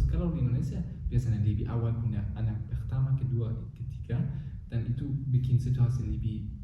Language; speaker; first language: Indonesian; non-native, fluent; German